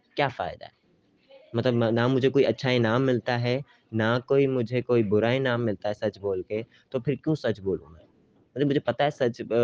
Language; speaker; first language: Urdu; native; Urdu